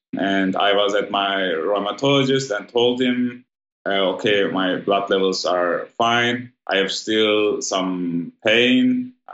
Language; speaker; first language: English; non-native, fluent; German